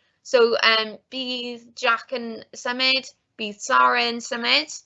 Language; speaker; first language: Welsh; non-native, local second language; English